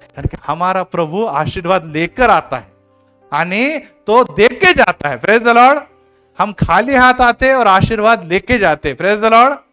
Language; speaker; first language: Hindi; non-native, local second language; Marathi